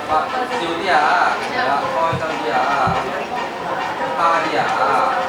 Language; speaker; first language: Cantonese; native; Cantonese